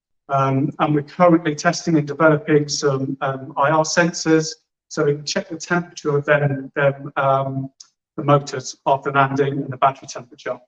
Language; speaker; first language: English; native; English